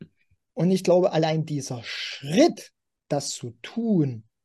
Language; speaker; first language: German; native; German